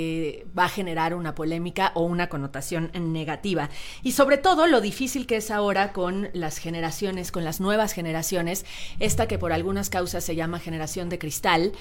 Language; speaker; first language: Spanish; native; Spanish